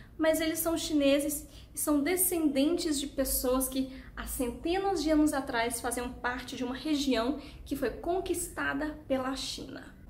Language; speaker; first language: Portuguese; early bilingual, heritage; Portuguese